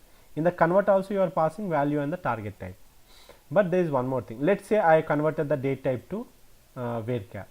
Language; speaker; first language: English; non-native, local second language; Telugu